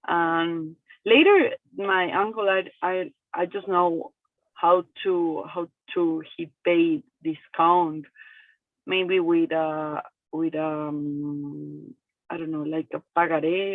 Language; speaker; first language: English; non-native, learner; Spanish